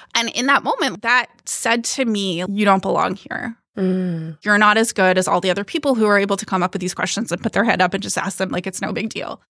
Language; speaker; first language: English; early bilingual, other home language; Hindi